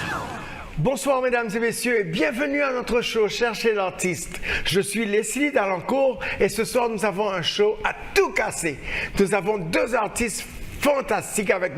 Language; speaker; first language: French; non-native, local second language; Haitian Creole